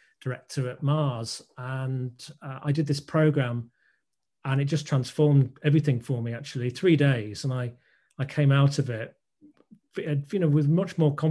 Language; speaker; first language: English; native; English